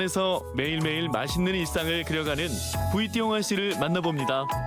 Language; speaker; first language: Korean; native; Korean